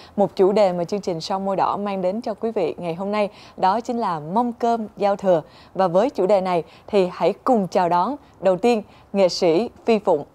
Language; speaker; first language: Vietnamese; native; Vietnamese